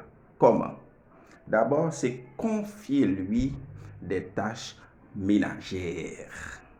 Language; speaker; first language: French; non-native, learner; Haitian Creole